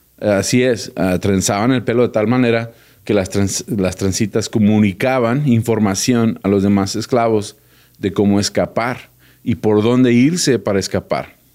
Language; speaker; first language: Spanish; early bilingual, heritage; Spanish